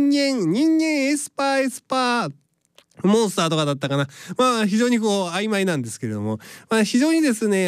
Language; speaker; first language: Japanese; native; Japanese